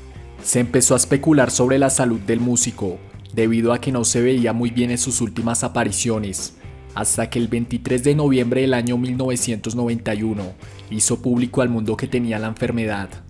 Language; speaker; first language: Spanish; native; Spanish